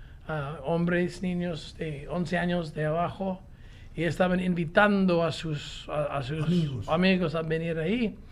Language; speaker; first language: Spanish; non-native, fluent; English